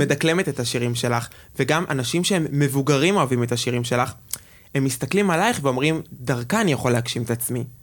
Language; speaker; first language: Hebrew; native; Hebrew